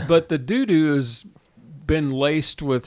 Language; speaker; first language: English; native; English